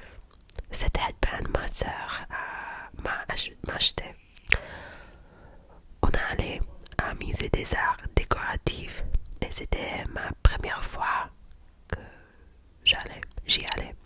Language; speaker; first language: French; non-native, learner; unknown